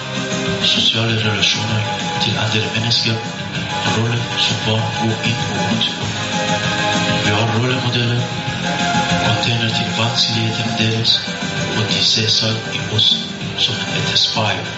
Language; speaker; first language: Norwegian; non-native, learner; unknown